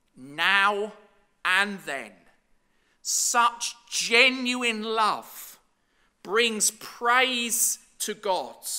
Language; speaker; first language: English; native; English